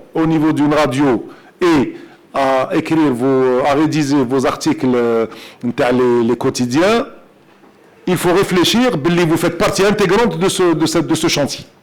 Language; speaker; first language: French; non-native, local second language; Arabic